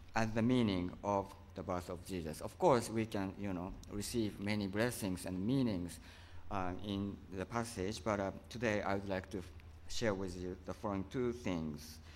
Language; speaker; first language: English; non-native, fluent; Japanese